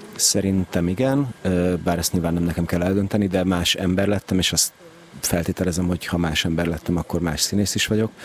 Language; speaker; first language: Hungarian; native; Hungarian